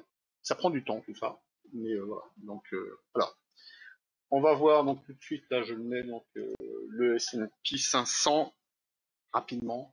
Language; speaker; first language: French; native; French